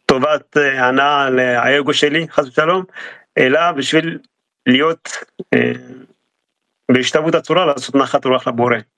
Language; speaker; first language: Hebrew; non-native, fluent; French